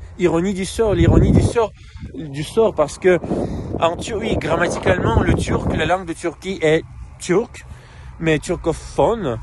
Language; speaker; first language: French; non-native, fluent; Russian